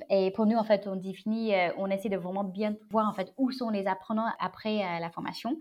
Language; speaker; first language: French; non-native, fluent; Chinese